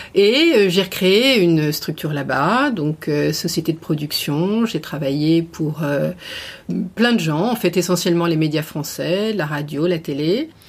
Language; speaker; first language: French; native; French